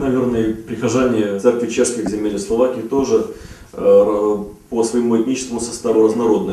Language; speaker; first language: Russian; native; Russian